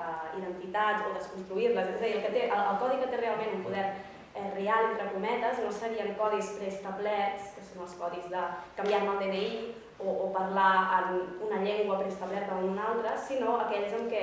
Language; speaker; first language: Catalan; native; Catalan